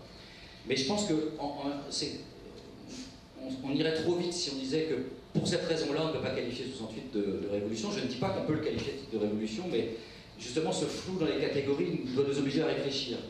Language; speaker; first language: French; native; French